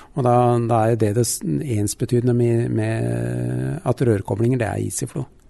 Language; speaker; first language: Norwegian; native; Norwegian